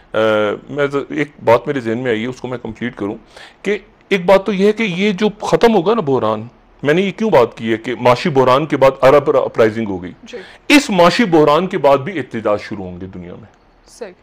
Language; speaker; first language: Urdu; native; Urdu